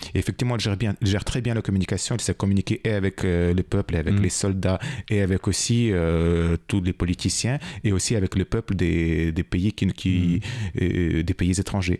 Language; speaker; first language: French; non-native, fluent; Ukrainian